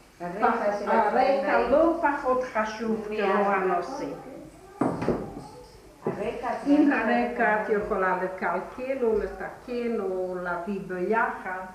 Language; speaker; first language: Hebrew; non-native, fluent; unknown